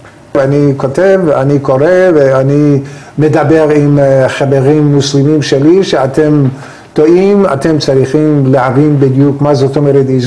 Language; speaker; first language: Hebrew; non-native, learner; Persian